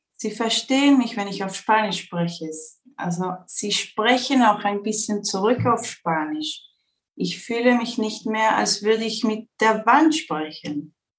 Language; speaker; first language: German; early bilingual, heritage; Spanish